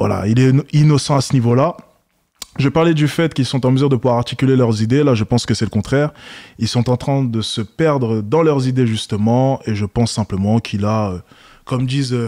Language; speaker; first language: French; native; French